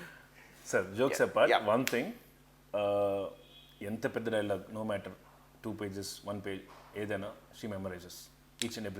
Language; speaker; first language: Telugu; native; Telugu